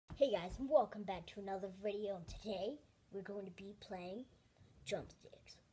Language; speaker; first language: English; native; English